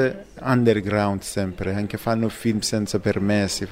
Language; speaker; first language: Italian; non-native, fluent; Persian